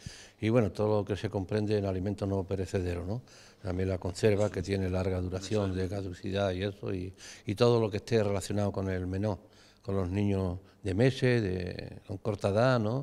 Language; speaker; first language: Spanish; native; Spanish